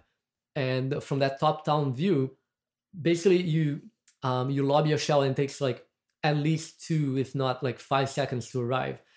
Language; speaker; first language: English; non-native, fluent; Portuguese